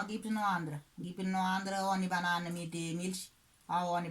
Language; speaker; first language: German; non-native, learner; Kabuverdianu